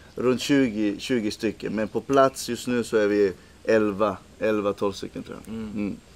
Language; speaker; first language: Swedish; early bilingual, other home language; Spanish